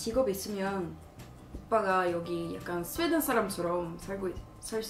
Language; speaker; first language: Korean; non-native, fluent; Swedish